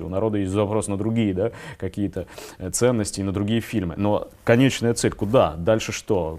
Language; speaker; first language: Russian; native; Russian